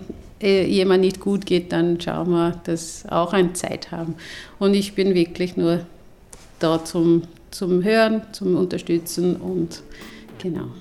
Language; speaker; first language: German; non-native, fluent; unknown